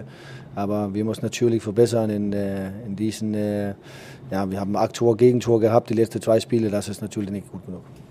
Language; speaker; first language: German; non-native, learner; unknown